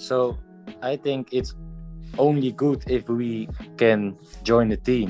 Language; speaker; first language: English; non-native, fluent; Dutch